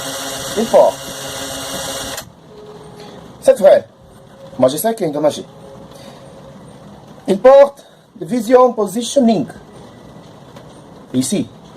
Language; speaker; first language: French; non-native, learner; Portuguese